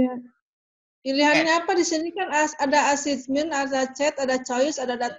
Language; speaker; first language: Indonesian; native; Indonesian